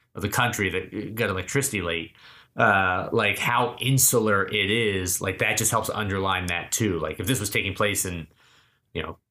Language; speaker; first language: English; native; English